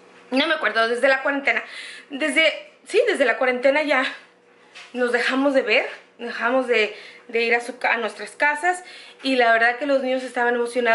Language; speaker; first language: Spanish; native; Spanish